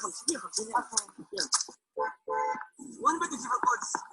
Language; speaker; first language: Arabic; native; Arabic